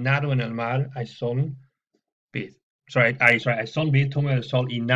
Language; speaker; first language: Spanish; non-native, fluent; English